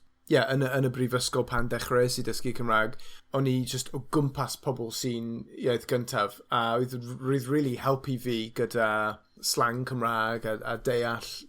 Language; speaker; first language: Welsh; non-native, learner; English